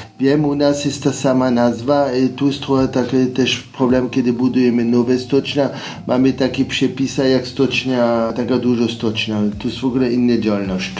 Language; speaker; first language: Polish; non-native, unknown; French